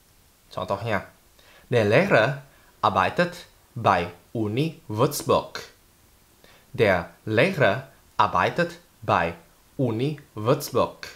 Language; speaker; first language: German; non-native, fluent; Indonesian